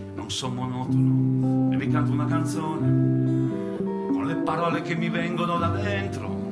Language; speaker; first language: Italian; native; Italian